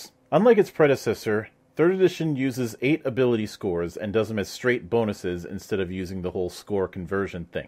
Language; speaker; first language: English; native; English